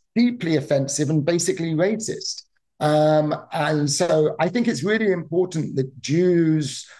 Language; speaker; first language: English; native; English